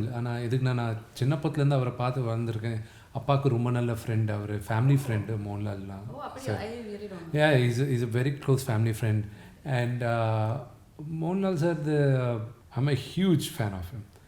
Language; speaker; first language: Tamil; non-native, local second language; Telugu